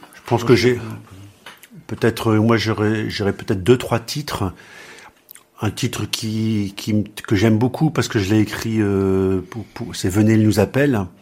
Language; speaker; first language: French; native; French